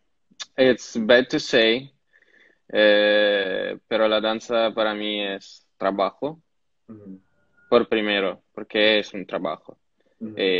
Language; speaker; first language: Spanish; non-native, learner; Italian